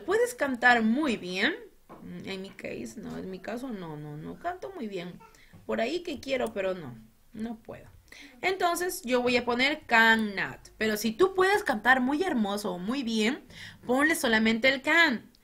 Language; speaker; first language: Spanish; native; Spanish